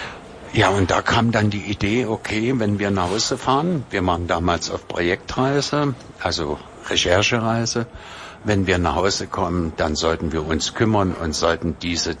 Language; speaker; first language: German; native; German